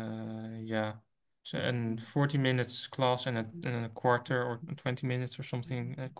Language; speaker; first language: English; non-native, fluent; Dutch